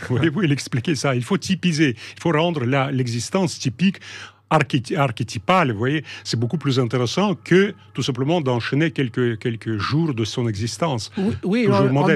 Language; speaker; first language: French; non-native, fluent; Russian